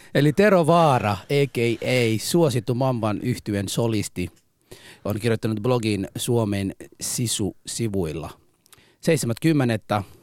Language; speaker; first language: Finnish; non-native, fluent; Somali